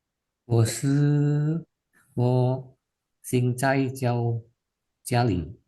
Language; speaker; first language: Chinese; non-native, learner; Indonesian